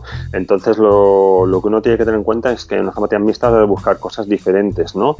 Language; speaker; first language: Spanish; native; Spanish